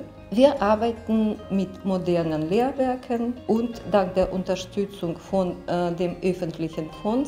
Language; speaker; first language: German; non-native, fluent; Russian